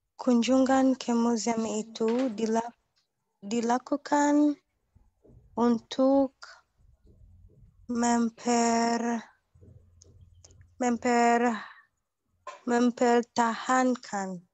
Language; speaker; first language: Indonesian; non-native, learner; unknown